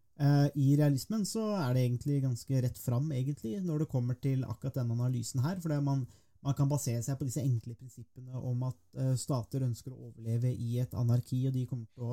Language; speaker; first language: Norwegian; native; Norwegian